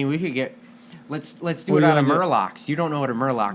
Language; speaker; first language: English; native; English